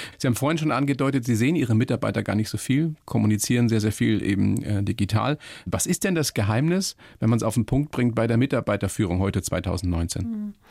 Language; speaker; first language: German; native; German